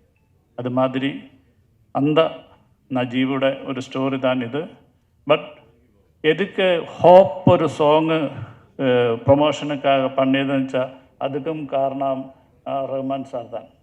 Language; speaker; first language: Tamil; non-native, learner; Malayalam